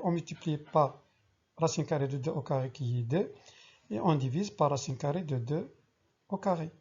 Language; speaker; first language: French; non-native, local second language; Arabic